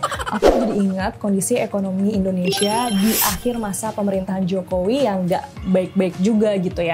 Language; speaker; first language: Indonesian; native; Indonesian